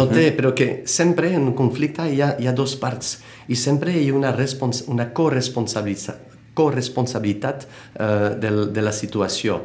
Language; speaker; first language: Catalan; non-native, fluent; French